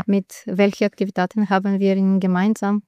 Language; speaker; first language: German; non-native, learner; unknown